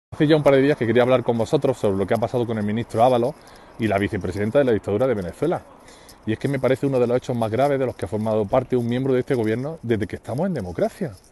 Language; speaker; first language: Spanish; native; Spanish